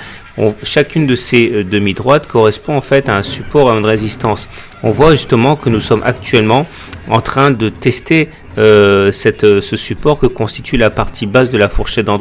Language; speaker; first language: French; native; French